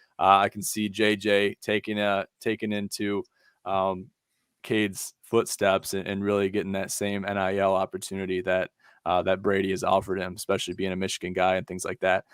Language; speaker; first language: English; native; English